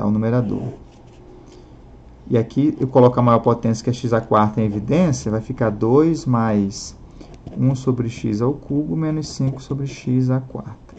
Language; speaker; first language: Portuguese; native; Portuguese